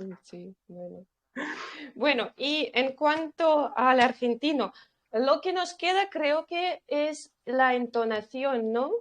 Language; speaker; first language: Spanish; non-native, fluent; Russian